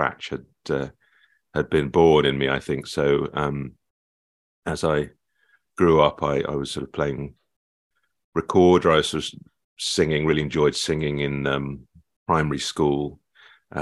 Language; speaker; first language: English; native; English